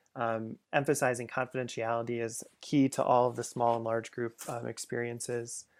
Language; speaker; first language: English; native; English